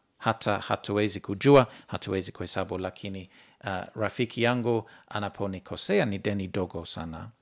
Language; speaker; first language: Swahili; non-native, fluent; English